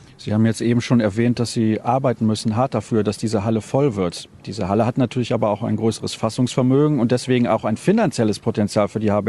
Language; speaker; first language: German; native; German